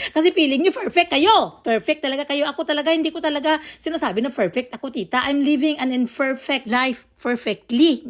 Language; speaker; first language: Filipino; non-native, local second language; Hiligaynon